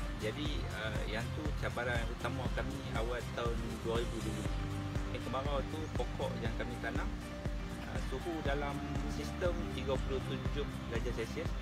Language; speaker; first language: Malay; native; Malay